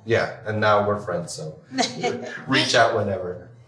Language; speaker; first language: English; early bilingual, other home language; Spanish